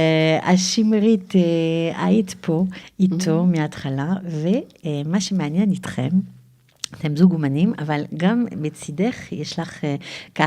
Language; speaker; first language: Hebrew; non-native, fluent; French